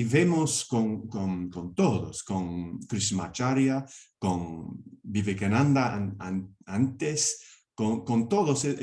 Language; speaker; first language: Spanish; non-native, fluent; English